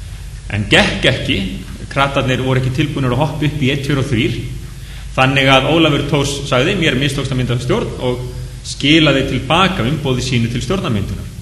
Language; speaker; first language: Icelandic; native; Icelandic